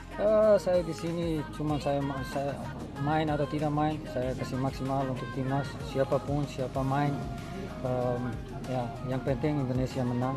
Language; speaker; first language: Indonesian; non-native, fluent; Dutch